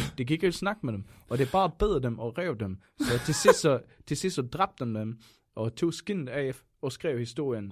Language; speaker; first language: Danish; non-native, fluent; Swedish